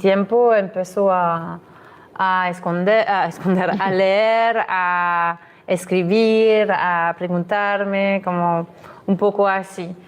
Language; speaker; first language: Spanish; non-native, fluent; French